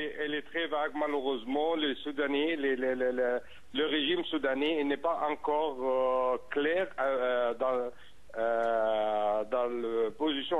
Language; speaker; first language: French; non-native, fluent; Arabic